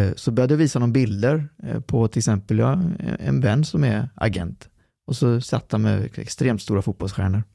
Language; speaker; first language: Swedish; early bilingual, other home language; Arabic